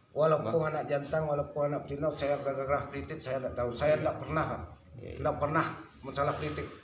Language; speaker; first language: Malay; non-native, local second language; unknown